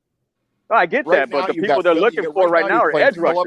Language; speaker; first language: English; native; English